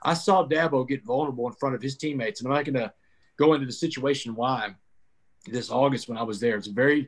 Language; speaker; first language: English; native; English